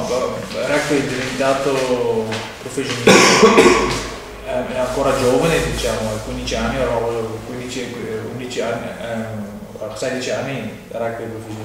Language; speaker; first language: Italian; non-native, fluent; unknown